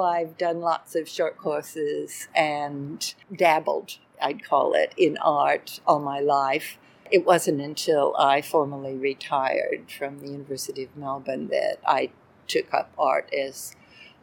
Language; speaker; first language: English; native; English